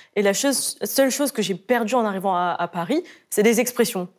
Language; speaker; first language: French; native; French